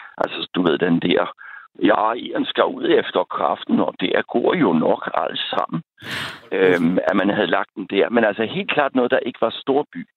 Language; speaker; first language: Danish; native; Danish